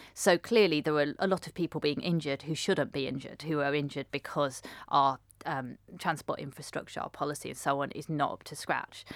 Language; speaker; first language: English; native; English